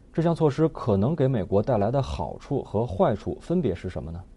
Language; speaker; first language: Chinese; native; Chinese